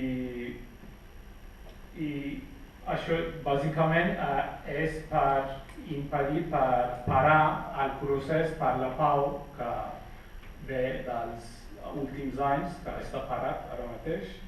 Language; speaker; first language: Catalan; non-native, fluent; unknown